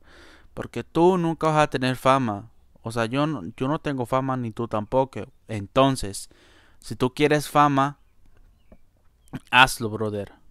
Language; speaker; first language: Spanish; native; Spanish